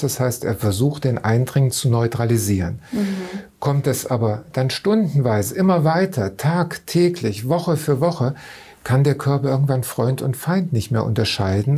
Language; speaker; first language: German; native; German